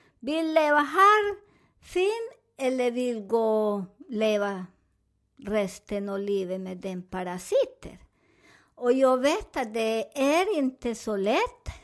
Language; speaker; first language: Swedish; non-native, fluent; Spanish